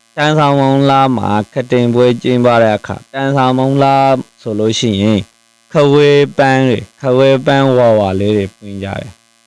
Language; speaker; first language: Burmese; non-native, local second language; Rohingya